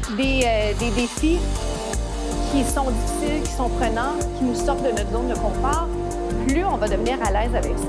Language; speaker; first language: French; native; French